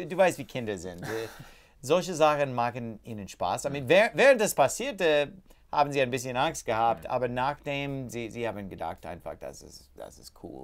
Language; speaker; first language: German; non-native, learner; English